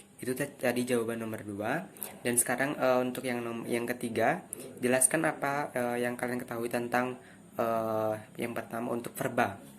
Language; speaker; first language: Indonesian; native; Indonesian